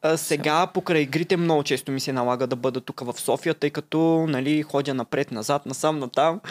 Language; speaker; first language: Bulgarian; non-native, local second language; Turkish